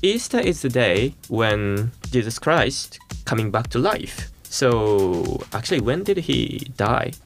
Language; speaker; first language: English; non-native, fluent; Japanese